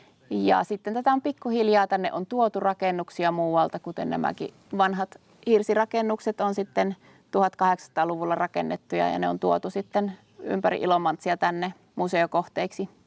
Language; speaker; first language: Finnish; native; Finnish